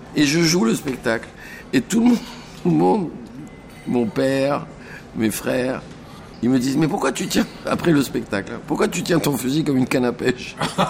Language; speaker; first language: French; native; French